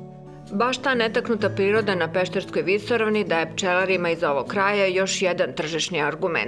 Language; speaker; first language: Serbian; native; Serbian